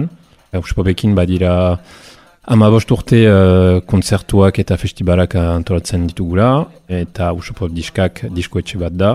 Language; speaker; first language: Basque; non-native, fluent; Italian